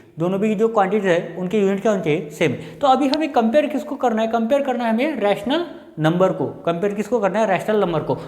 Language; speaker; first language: Hindi; non-native, local second language; Marathi